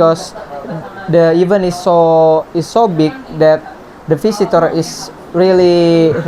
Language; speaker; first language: English; non-native, learner; Indonesian